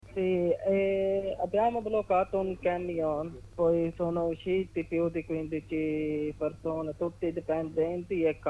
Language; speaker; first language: Italian; non-native, learner; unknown